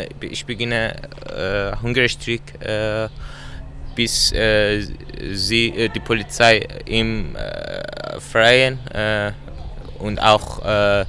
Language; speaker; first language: German; non-native, learner; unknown